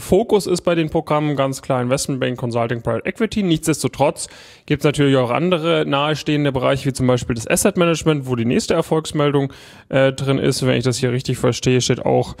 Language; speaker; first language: German; native; German